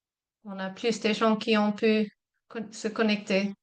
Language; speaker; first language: French; non-native, fluent; English